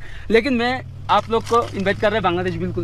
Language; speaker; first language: Hindi; non-native, learner; Bangla